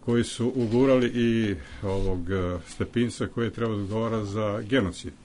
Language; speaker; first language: Serbian; native; Serbian